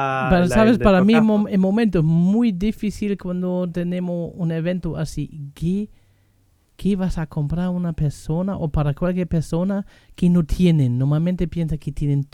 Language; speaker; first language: Spanish; non-native, fluent; German